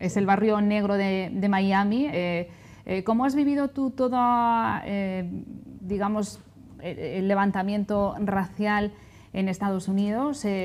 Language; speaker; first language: Spanish; native; Spanish